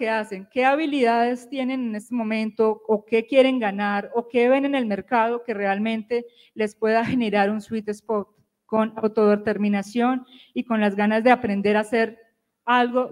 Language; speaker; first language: Spanish; native; Spanish